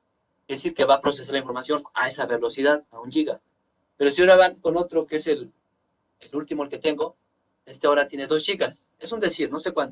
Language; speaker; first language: Spanish; native; Spanish